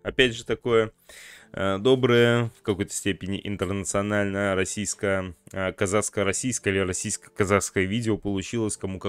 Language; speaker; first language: Russian; native; Russian